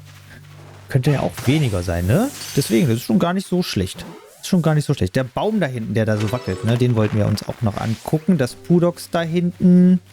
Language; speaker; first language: German; native; German